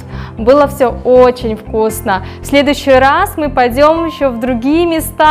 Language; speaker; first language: Russian; non-native, learner; Korean